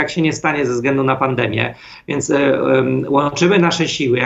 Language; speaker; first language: Polish; native; Polish